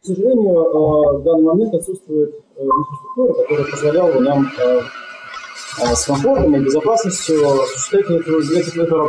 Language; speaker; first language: Russian; native; Russian